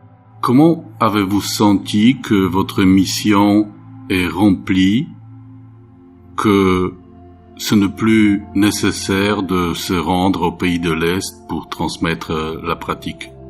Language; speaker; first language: French; non-native, fluent; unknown